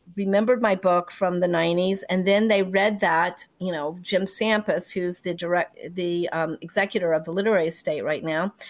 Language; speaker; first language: English; native; English